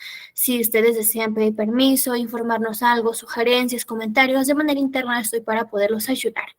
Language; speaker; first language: Spanish; native; Spanish